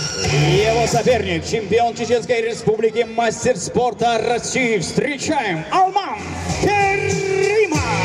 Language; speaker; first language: Russian; non-native, local second language; Kazakh